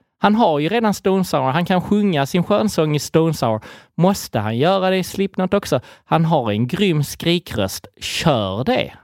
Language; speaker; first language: Swedish; native; Swedish